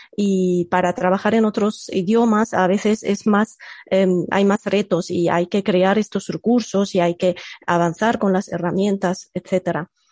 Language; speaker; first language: Spanish; non-native, fluent; Arabic